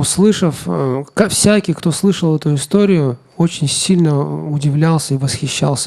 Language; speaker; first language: Russian; native; Russian